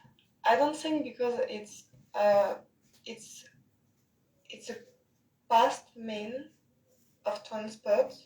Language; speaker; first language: English; non-native, learner; French